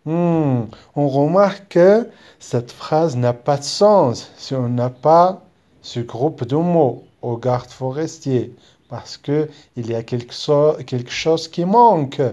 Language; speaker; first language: French; non-native, local second language; Arabic